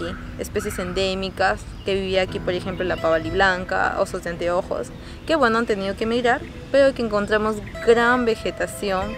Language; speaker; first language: Spanish; native; Spanish